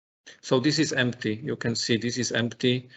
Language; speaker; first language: English; non-native, fluent; Slovak